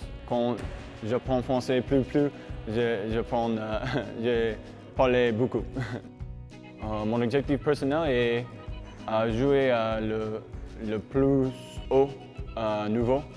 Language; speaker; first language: French; non-native, learner; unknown